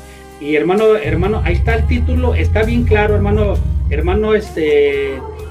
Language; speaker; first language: Spanish; native; Spanish